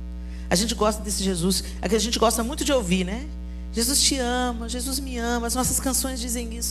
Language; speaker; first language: Portuguese; native; Portuguese